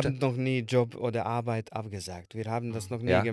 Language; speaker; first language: German; non-native, learner; Hungarian